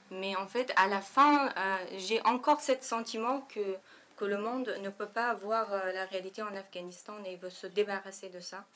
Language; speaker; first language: French; non-native, fluent; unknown